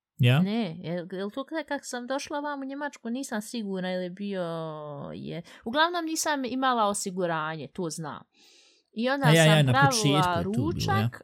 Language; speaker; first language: Bosnian; early bilingual, heritage; Bosnian